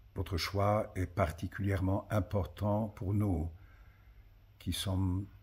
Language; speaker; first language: French; early bilingual, other home language; Polish